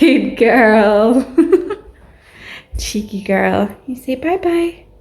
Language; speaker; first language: English; native; English